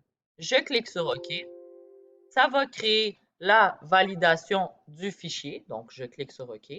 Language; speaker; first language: French; native; French